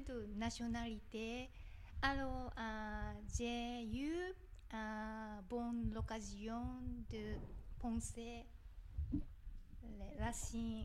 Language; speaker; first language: French; non-native, learner; Japanese